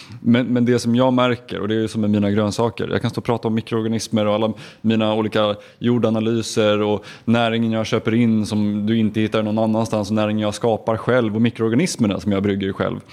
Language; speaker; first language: Swedish; native; Swedish